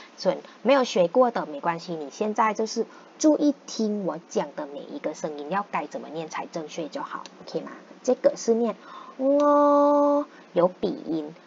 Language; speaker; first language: Chinese; non-native, fluent; Thai